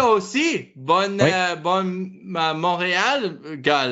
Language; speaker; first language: French; non-native, learner; English